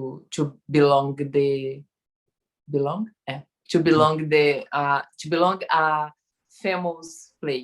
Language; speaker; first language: English; non-native, learner; Portuguese